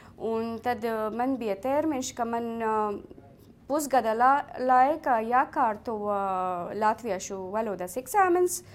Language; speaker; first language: Latvian; non-native, fluent; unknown